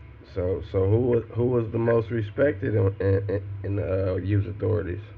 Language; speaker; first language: English; native; English